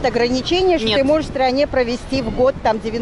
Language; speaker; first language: Russian; native; Russian